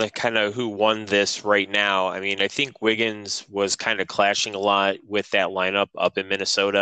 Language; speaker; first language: English; native; English